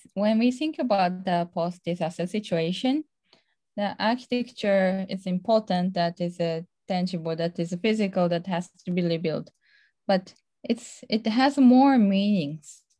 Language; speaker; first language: English; non-native, fluent; Japanese